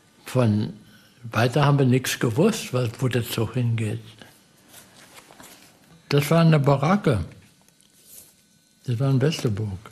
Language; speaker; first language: German; early bilingual, heritage; German